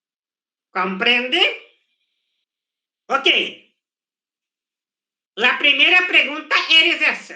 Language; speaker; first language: Spanish; non-native, fluent; Portuguese